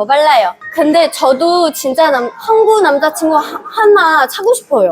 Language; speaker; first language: Korean; non-native, fluent; Chinese